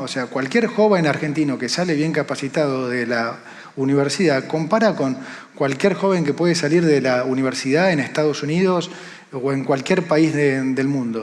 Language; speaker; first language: Spanish; native; Spanish